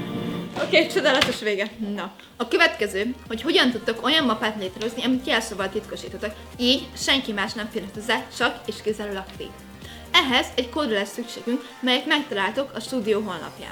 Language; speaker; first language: Hungarian; native; Hungarian